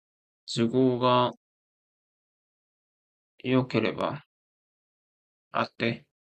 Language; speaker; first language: Japanese; non-native, learner; Korean